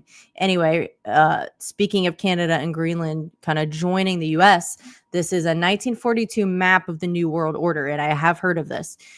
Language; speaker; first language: English; native; English